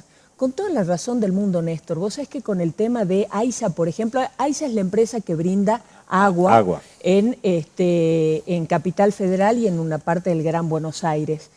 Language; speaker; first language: Spanish; native; Spanish